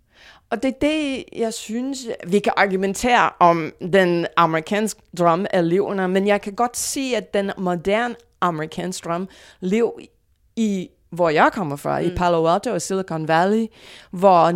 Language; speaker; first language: Danish; non-native, fluent; English